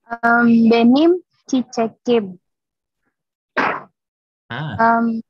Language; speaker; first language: Turkish; non-native, learner; Indonesian